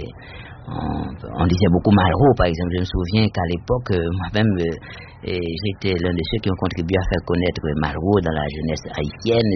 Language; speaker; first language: French; non-native, local second language; Haitian Creole